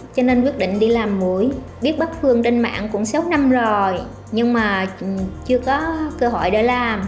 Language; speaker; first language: Vietnamese; native; Vietnamese